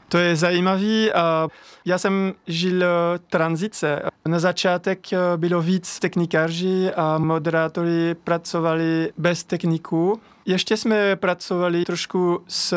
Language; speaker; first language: Czech; non-native, learner; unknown